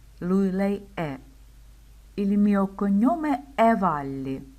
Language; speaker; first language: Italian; non-native, fluent; Ukrainian